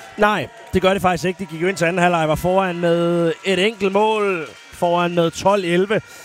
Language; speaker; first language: Danish; native; Danish